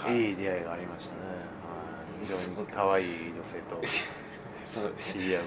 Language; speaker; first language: Japanese; native; Japanese